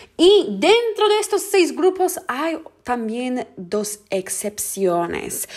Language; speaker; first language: Spanish; non-native, fluent; Polish